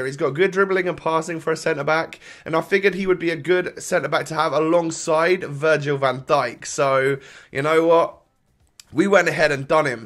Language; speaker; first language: English; native; English